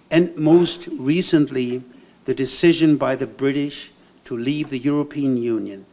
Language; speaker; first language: English; non-native, fluent; German